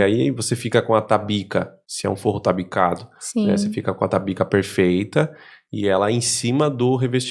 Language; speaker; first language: Portuguese; native; Portuguese